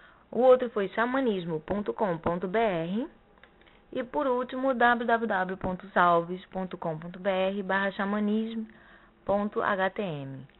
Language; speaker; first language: Portuguese; native; Portuguese